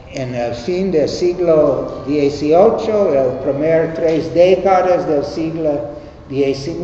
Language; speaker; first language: Spanish; non-native, learner; English